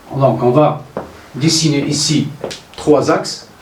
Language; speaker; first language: French; non-native, local second language; Arabic